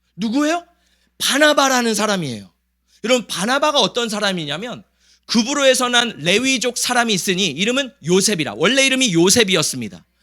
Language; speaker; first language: Korean; early bilingual, heritage; Korean